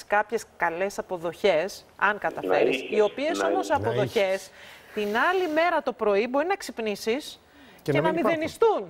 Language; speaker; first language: Greek; native; Greek